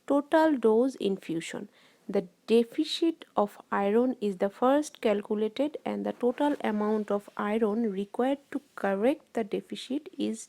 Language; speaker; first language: English; non-native, local second language; Bangla